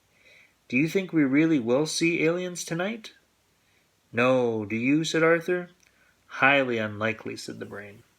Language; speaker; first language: English; native; English